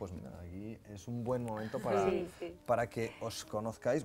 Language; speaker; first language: Spanish; native; Spanish